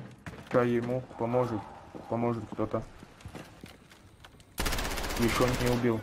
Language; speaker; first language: Russian; non-native, local second language; Latvian